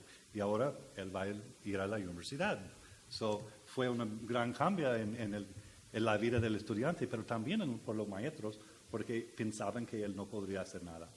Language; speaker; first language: Spanish; non-native, learner; English